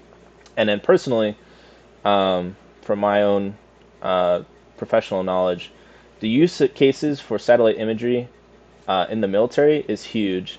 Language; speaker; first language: English; native; English